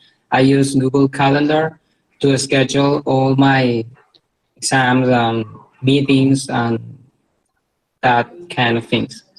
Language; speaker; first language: English; non-native, learner; Spanish